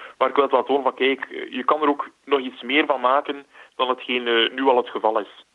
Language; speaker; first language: Dutch; native; Dutch